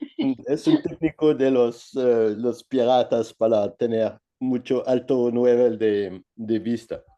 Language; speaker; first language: Spanish; non-native, learner; French